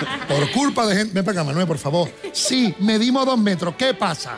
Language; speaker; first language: Spanish; native; Spanish